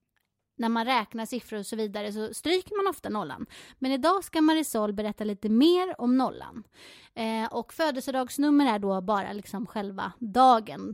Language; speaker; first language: Swedish; native; Swedish